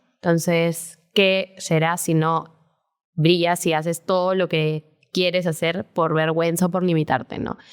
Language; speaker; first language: Spanish; native; Spanish